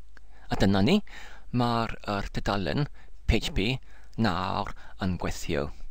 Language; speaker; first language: Welsh; non-native, learner; English